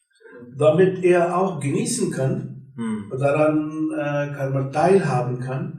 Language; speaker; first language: German; non-native, learner; Urdu